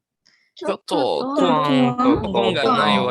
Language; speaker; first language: Japanese; non-native, learner; Indonesian